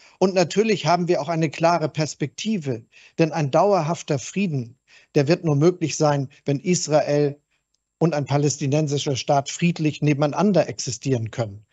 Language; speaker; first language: German; native; German